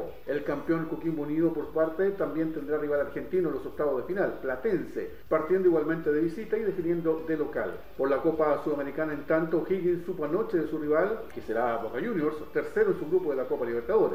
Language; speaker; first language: Spanish; native; Spanish